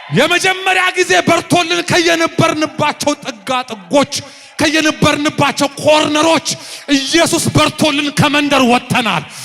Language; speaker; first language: Amharic; native; Amharic